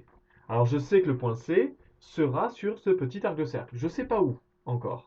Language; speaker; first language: French; native; French